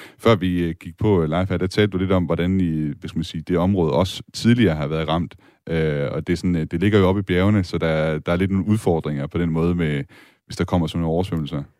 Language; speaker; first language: Danish; native; Danish